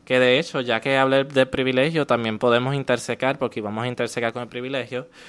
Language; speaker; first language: Spanish; native; Spanish